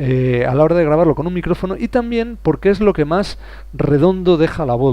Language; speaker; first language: Spanish; native; Spanish